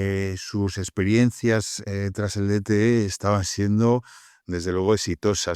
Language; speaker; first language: Spanish; native; Spanish